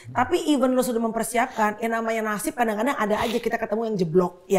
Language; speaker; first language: Indonesian; native; Indonesian